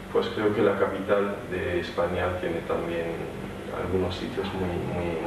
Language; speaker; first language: Spanish; non-native, fluent; French